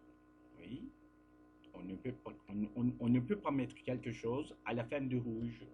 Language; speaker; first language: French; non-native, fluent; Turkish